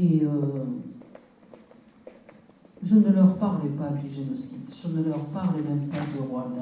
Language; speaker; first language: French; non-native, local second language; Kinyarwanda